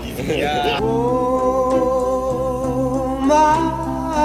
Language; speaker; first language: English; non-native, local second language; Chinese